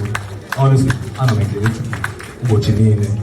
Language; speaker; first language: Igbo; early bilingual, heritage; Igbo